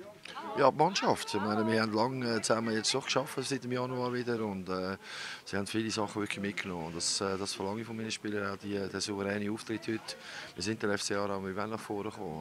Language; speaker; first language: German; native; German